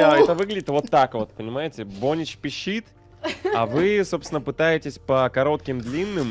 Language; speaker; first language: Russian; native; Russian